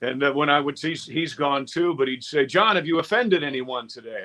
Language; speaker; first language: English; native; English